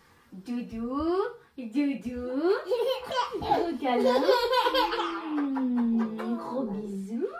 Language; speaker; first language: French; native; French